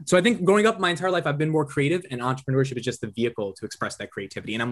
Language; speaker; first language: English; native; English